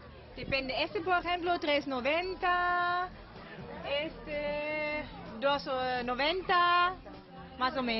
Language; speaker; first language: Spanish; non-native, learner; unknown